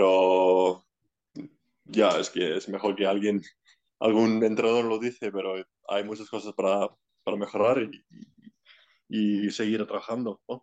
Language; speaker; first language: Spanish; non-native, fluent; Icelandic